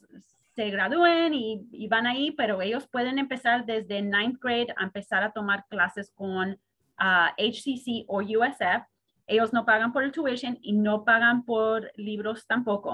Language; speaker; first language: Spanish; early bilingual, heritage; Spanish